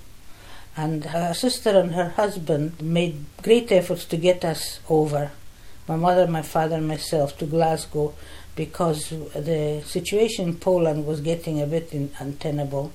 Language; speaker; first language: English; non-native, fluent; Polish